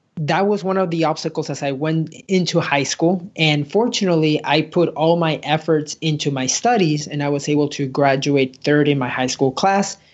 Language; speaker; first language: English; early bilingual, other home language; Spanish